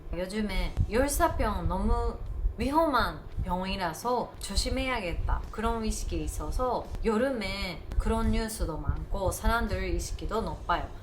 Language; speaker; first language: Korean; non-native, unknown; Japanese